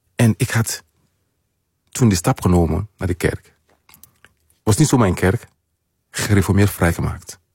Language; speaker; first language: Dutch; non-native, learner; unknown